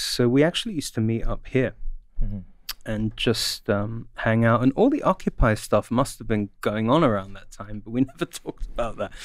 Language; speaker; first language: English; native; English